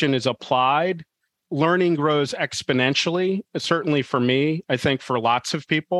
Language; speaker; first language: English; native; English